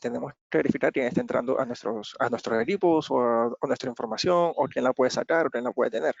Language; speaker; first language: Spanish; native; Spanish